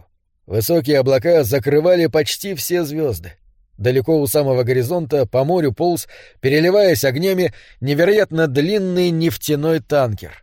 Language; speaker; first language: Russian; native; Russian